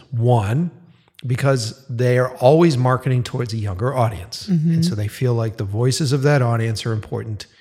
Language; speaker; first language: English; native; English